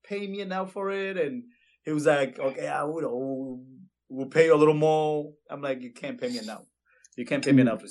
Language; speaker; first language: English; non-native, local second language; Kinyarwanda